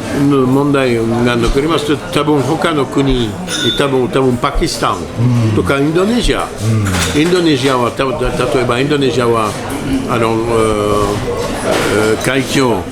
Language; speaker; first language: Japanese; non-native, learner; French